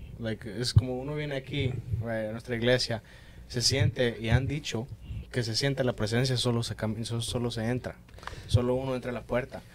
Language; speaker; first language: Spanish; early bilingual, heritage; Spanish